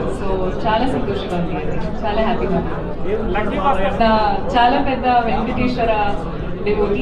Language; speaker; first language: Telugu; non-native, learner; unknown